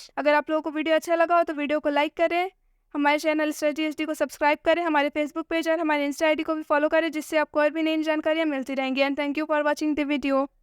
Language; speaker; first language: Hindi; native; Hindi